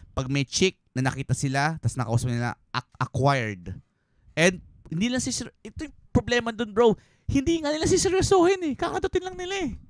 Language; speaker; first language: Filipino; native; Filipino